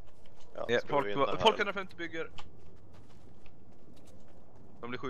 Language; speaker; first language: Swedish; native; Swedish